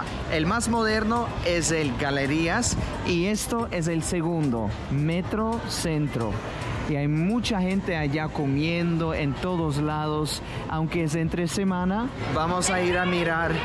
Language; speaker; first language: Spanish; non-native, fluent; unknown